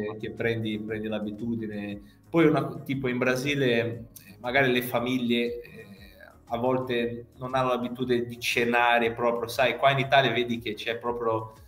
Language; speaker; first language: Italian; non-native, fluent; Portuguese